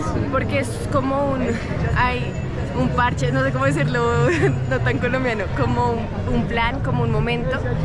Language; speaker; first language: Spanish; native; Spanish